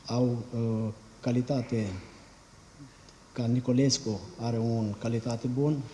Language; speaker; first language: Romanian; non-native, learner; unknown